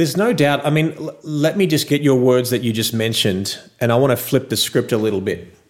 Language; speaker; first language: English; native; English